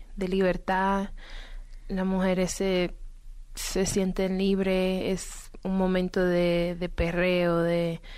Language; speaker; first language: Spanish; native; Spanish